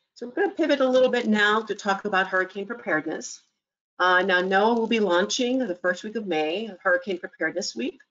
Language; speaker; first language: English; native; English